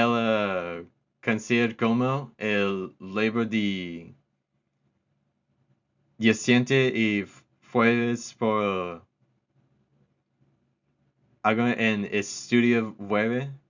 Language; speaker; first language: Spanish; non-native, learner; English